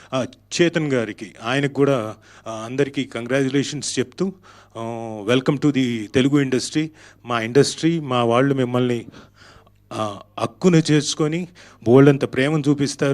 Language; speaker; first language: Telugu; native; Telugu